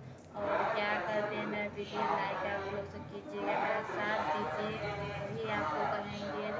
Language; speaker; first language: Hindi; non-native, local second language; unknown